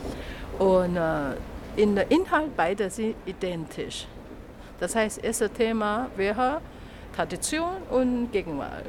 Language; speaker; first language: German; non-native, learner; Chinese